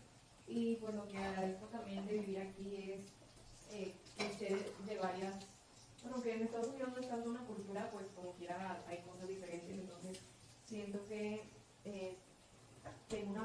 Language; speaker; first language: Spanish; early bilingual, heritage; Spanish